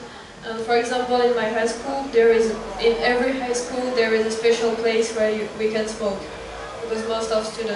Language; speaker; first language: English; non-native, fluent; French